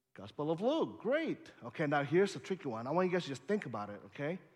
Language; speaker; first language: English; early bilingual, other home language; Indonesian